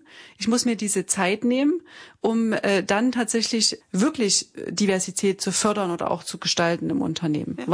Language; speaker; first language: German; native; German